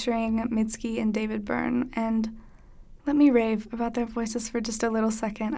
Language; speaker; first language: English; native; English